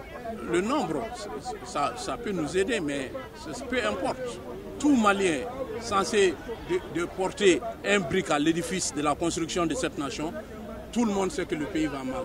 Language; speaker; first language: French; non-native, local second language; Bambara